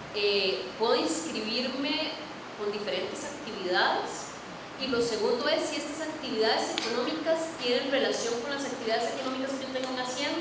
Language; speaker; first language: Spanish; native; Spanish